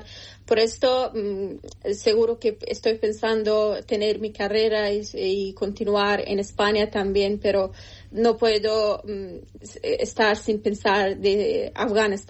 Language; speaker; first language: Spanish; non-native, learner; Persian